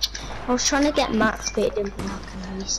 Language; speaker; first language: English; native; English